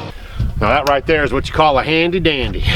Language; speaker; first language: English; native; English